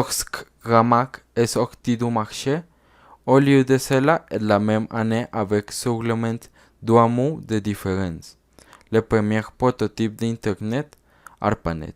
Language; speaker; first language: French; non-native, learner; Spanish